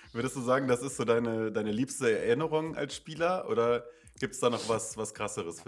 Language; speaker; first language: German; native; German